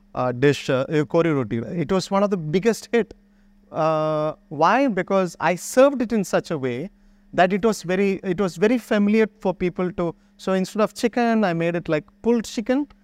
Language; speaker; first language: English; non-native, local second language; Malayalam